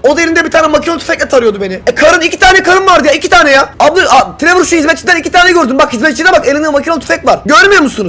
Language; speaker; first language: Turkish; native; Turkish